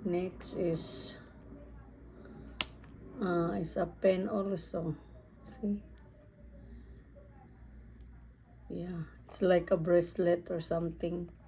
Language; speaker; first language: English; non-native, local second language; Filipino